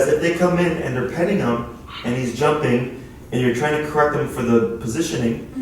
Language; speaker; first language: English; native; English